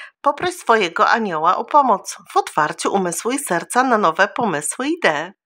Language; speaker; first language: Polish; native; Polish